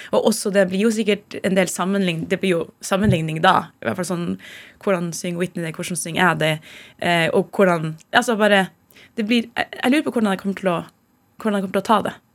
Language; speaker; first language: Norwegian; native; Norwegian